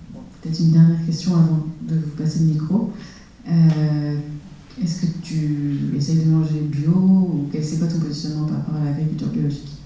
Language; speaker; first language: French; native; French